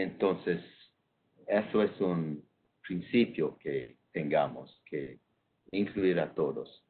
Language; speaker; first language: Spanish; non-native, fluent; English